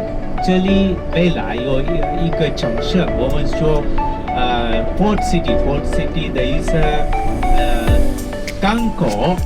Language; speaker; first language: Chinese; non-native, learner; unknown